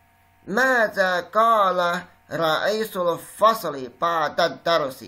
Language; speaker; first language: Arabic; non-native, learner; Chinese